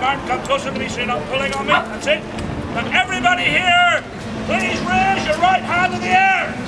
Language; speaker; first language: English; native; English